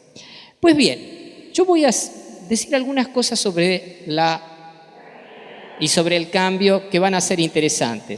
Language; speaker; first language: Spanish; native; Spanish